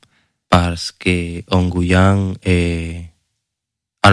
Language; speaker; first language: French; non-native, learner; Spanish